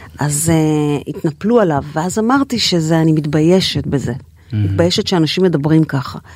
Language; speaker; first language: Hebrew; native; Hebrew